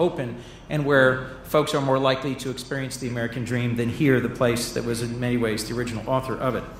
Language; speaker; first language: English; native; English